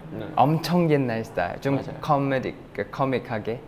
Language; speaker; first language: Korean; non-native, fluent; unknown